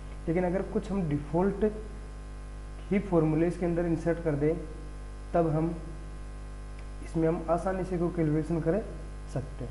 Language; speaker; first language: Hindi; native; Hindi